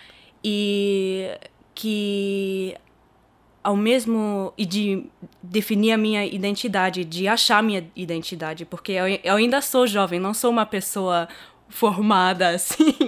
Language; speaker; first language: Portuguese; early bilingual, heritage; German